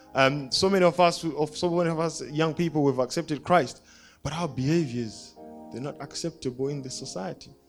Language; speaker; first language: English; non-native, local second language; Shona